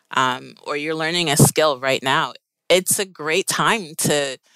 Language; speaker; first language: English; native; English